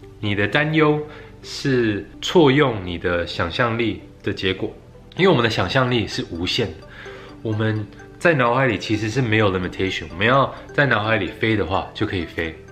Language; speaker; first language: Chinese; early bilingual, heritage; Chinese